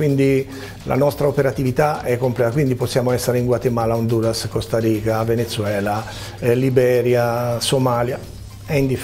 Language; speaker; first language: Italian; native; Italian